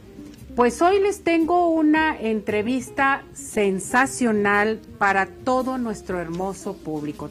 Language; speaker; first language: Spanish; native; Spanish